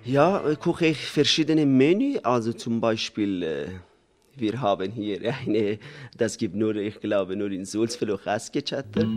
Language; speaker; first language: German; non-native, learner; Persian